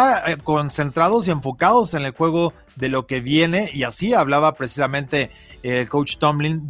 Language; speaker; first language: Spanish; native; Spanish